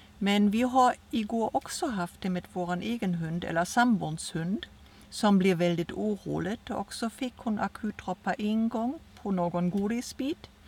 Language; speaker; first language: Swedish; non-native, fluent; German